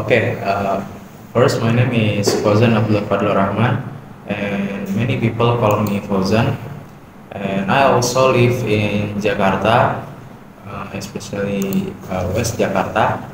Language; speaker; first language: English; non-native, learner; Indonesian